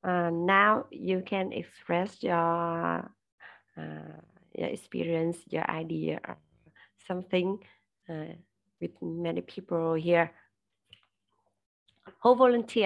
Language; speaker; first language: English; non-native, learner; Vietnamese